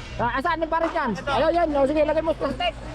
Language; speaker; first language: Filipino; native; Filipino